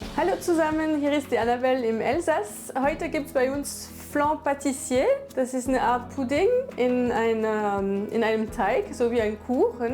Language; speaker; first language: German; non-native, fluent; French